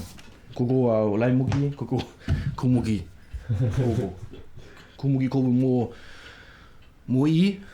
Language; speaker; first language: Japanese; non-native, learner; German